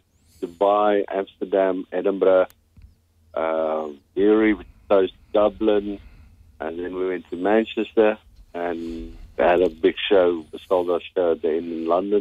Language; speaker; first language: English; non-native, local second language; Afrikaans